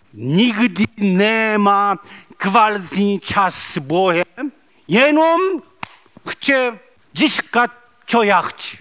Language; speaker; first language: Czech; non-native, learner; Korean